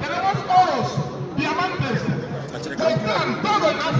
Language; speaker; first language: Spanish; non-native, learner; Igbo